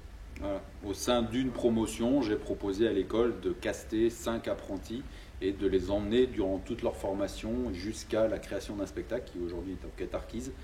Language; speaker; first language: French; native; French